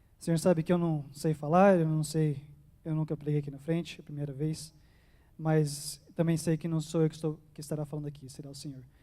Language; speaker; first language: Portuguese; early bilingual, heritage; Portuguese